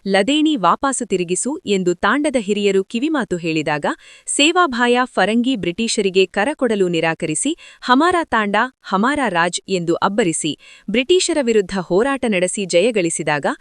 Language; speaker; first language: Kannada; non-native, local second language; Lambadi